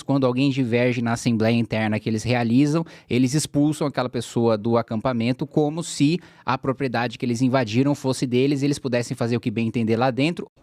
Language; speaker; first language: Portuguese; native; Portuguese